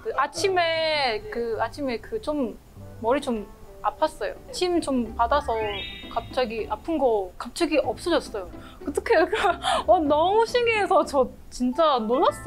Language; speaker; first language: Korean; non-native, learner; Vietnamese